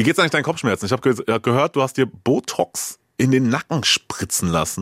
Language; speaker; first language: German; native; German